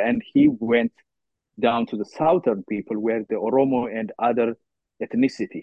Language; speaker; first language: English; non-native, fluent; Oromo